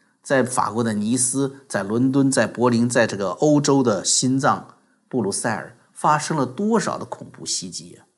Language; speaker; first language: Chinese; native; Chinese